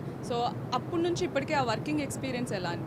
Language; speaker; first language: Telugu; native; Telugu